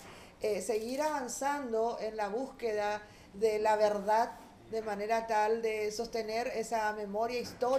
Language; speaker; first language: Spanish; native; Spanish